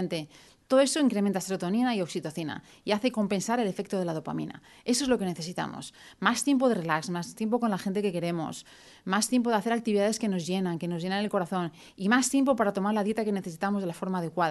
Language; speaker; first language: Spanish; native; Spanish